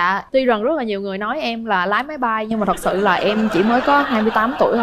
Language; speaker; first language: Vietnamese; native; Vietnamese